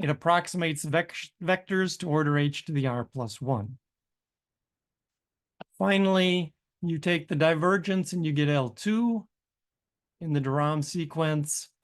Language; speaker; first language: English; native; English